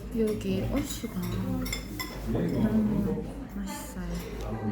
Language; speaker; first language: Korean; non-native, learner; Uzbek